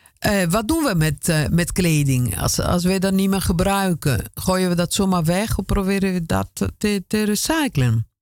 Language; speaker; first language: Dutch; non-native, fluent; Italian